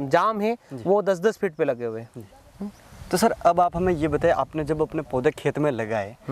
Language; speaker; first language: Hindi; native; Hindi